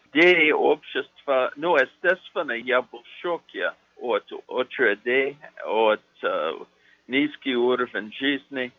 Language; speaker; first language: Russian; non-native, fluent; English